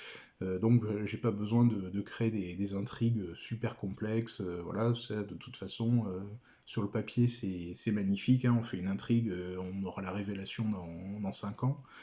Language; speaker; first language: French; native; French